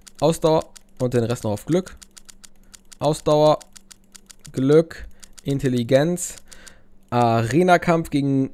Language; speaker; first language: German; native; German